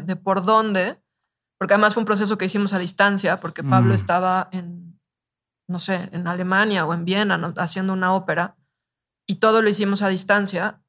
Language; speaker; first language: Spanish; native; Spanish